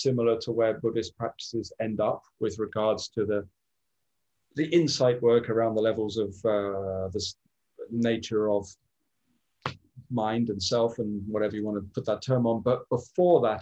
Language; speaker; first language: English; native; English